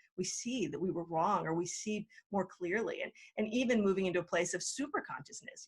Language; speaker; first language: English; native; English